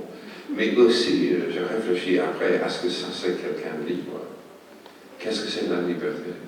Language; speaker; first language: French; non-native, fluent; English